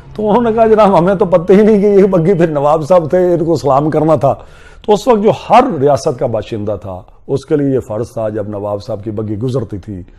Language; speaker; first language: Urdu; non-native, local second language; Punjabi